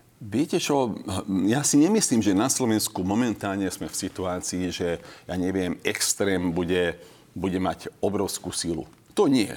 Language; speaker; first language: Slovak; non-native, local second language; Hungarian